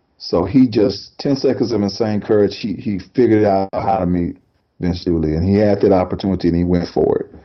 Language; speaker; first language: English; native; English